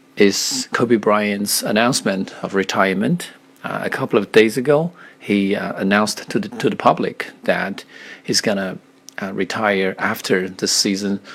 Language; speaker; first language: English; non-native, fluent; Chinese